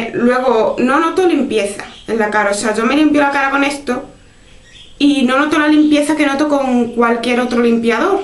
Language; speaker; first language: Spanish; native; Spanish